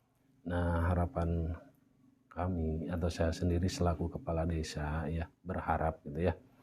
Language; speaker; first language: Indonesian; non-native, local second language; Sundanese